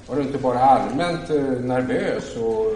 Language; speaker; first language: Swedish; native; Swedish